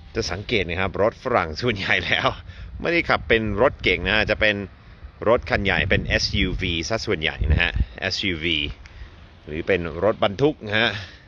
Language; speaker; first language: Thai; non-native, fluent; English